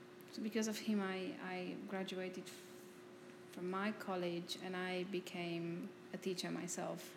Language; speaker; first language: English; non-native, fluent; Romanian